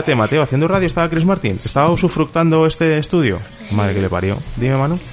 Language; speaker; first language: Spanish; native; Spanish